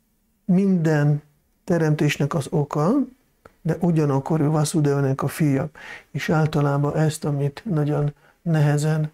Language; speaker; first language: Hungarian; non-native, fluent; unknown